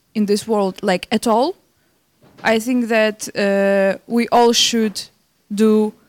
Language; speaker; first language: English; non-native, fluent; Belarusian